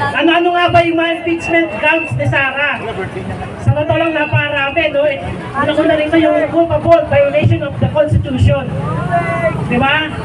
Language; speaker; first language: Filipino; native; Filipino